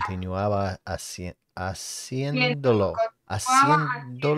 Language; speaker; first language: Spanish; non-native, learner; English